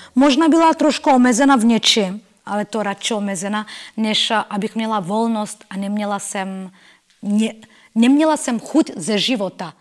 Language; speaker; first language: Czech; non-native, fluent; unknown